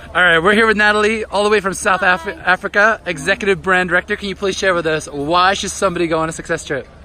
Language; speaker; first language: English; non-native, fluent; Swedish